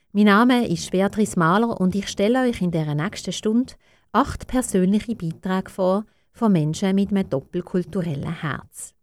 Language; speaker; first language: German; native; German